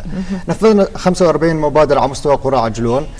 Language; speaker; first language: Arabic; native; Arabic